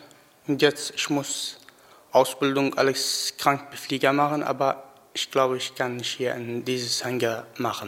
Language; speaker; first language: German; non-native, learner; Arabic